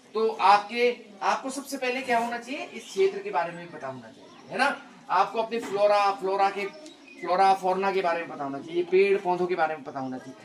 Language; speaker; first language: Hindi; native; Hindi